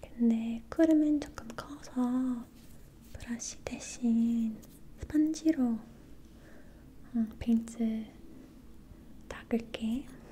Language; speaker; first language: Korean; non-native, learner; English